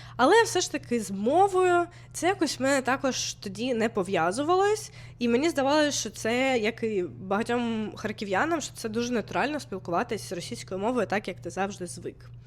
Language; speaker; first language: Ukrainian; non-native, local second language; Russian